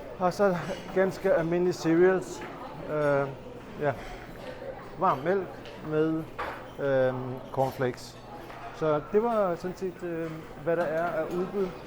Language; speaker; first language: Danish; early bilingual, other home language; Urdu